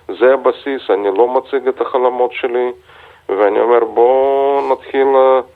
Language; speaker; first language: Hebrew; non-native, fluent; Russian